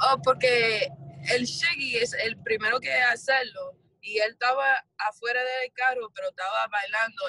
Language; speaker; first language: Spanish; early bilingual, heritage; English